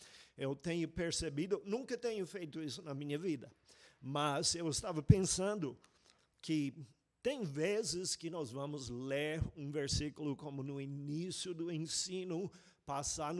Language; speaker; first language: Portuguese; non-native, fluent; English